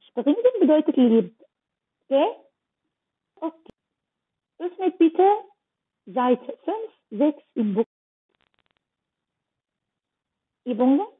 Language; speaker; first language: German; non-native, learner; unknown